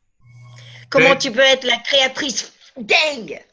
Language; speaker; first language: French; native; French